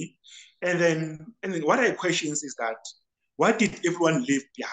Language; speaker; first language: English; non-native, local second language; Southern Sotho